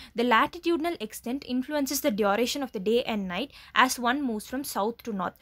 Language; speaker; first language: English; non-native, local second language; Tamil